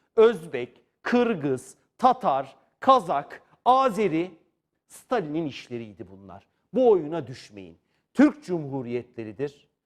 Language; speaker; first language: Turkish; native; Turkish